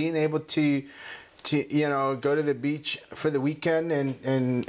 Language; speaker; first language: English; non-native, fluent; Spanish